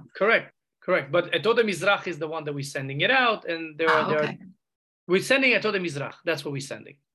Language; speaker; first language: English; non-native, fluent; Uzbek